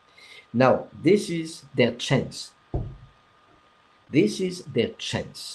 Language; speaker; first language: English; non-native, fluent; French